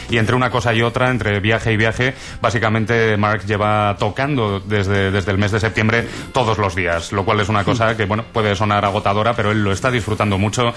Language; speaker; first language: Spanish; native; Spanish